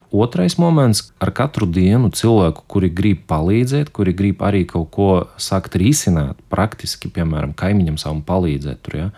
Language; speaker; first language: Latvian; non-native, local second language; Russian